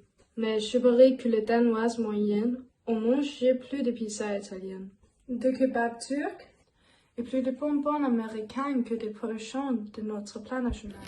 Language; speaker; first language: French; non-native, learner; Danish